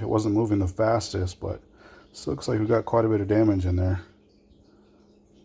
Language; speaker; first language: English; native; English